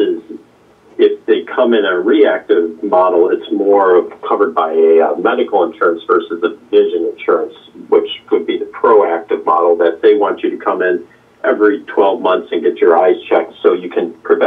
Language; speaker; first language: English; native; English